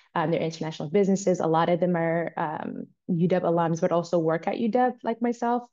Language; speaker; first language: English; native; English